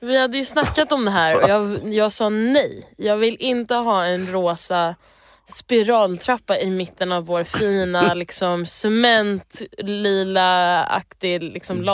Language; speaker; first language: Swedish; early bilingual, heritage; English